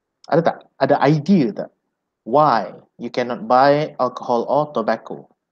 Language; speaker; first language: English; non-native, local second language; Malay